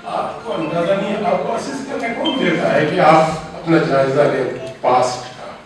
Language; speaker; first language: Urdu; non-native, local second language; Baluchi